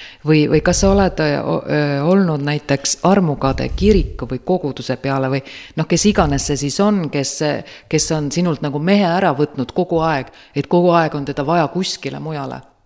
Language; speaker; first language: Estonian; native; Estonian